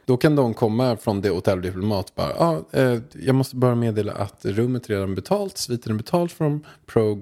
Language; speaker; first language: Swedish; native; Swedish